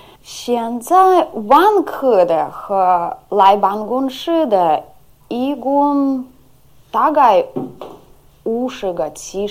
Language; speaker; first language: Chinese; non-native, learner; Ukrainian